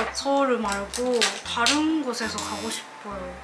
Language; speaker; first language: Korean; non-native, learner; Japanese